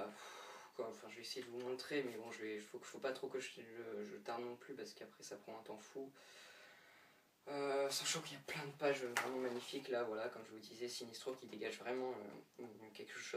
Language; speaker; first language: French; native; French